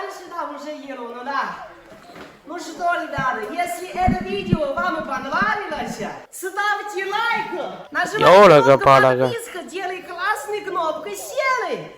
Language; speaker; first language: Russian; non-native, learner; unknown